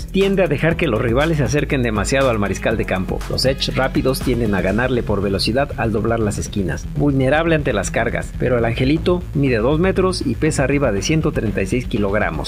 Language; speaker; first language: Spanish; native; Spanish